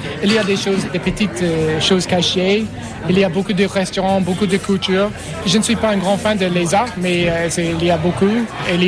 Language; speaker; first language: French; non-native, learner; English